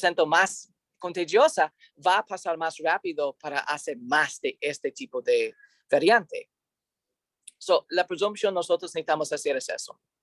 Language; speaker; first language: Spanish; non-native, learner; English